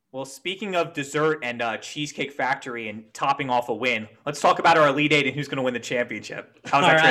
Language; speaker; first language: English; native; English